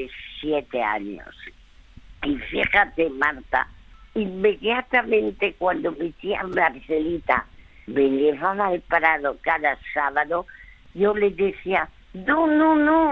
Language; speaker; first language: Spanish; early bilingual, other home language; French